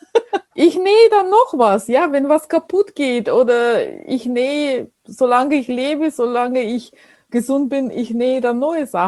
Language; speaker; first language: German; non-native, fluent; Russian